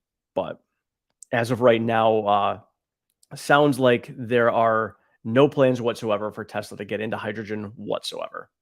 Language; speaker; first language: English; native; English